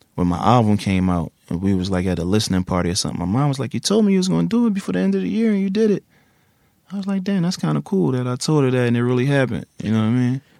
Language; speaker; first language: English; native; English